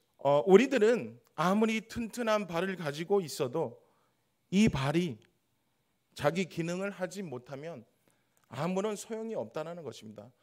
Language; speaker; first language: Korean; native; Korean